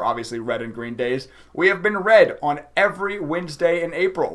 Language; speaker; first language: English; native; English